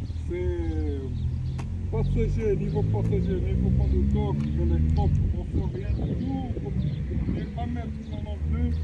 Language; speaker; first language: French; non-native, fluent; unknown